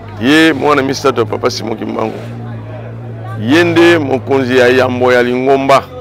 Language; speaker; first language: Lingala; non-native, local second language; Kongo